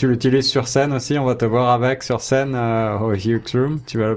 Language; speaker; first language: French; native; French